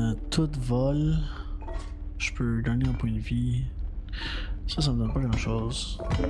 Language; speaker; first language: French; native; French